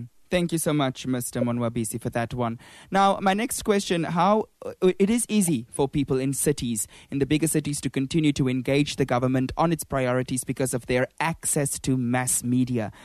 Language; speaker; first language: English; non-native, local second language; Afrikaans